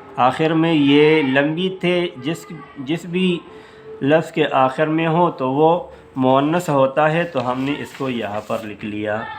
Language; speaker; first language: Urdu; non-native, local second language; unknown